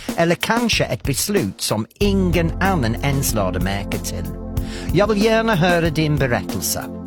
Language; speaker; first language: Swedish; non-native, fluent; English